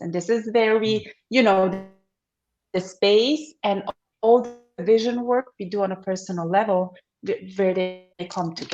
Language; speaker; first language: English; non-native, fluent; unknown